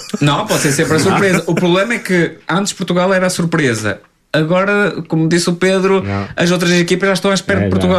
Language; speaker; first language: Portuguese; native; Portuguese